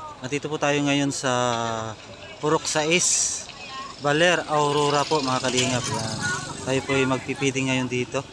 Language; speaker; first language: Filipino; non-native, local second language; Iloko